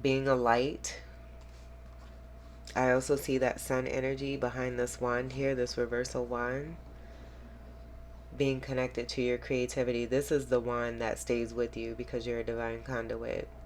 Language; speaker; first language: English; native; English